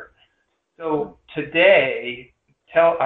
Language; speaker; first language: English; native; English